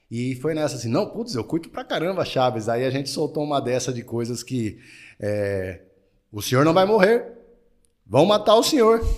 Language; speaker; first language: Portuguese; early bilingual, other home language; Spanish